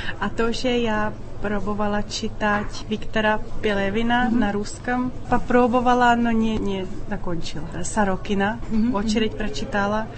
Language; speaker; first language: Russian; non-native, fluent; Czech